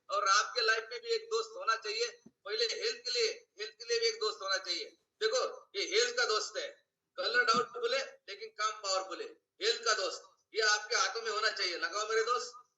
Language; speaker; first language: Hindi; non-native, local second language; Marathi